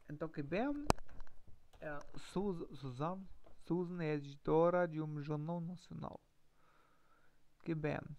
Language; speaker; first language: Portuguese; non-native, learner; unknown